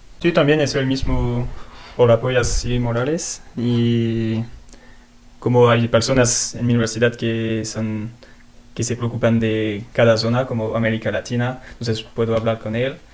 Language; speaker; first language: Spanish; non-native, learner; French